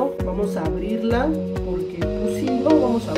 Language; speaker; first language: Spanish; native; Spanish